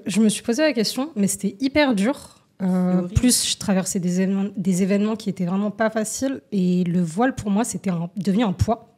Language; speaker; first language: French; native; French